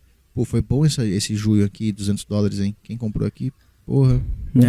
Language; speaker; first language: Portuguese; native; Portuguese